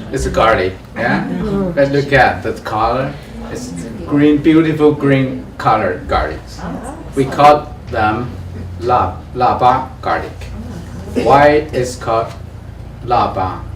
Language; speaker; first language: English; non-native, learner; Chinese